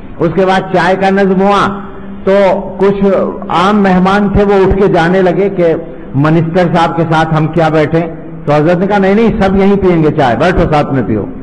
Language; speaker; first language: Urdu; native; Urdu